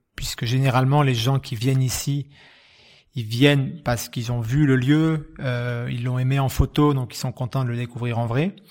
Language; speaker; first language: French; native; French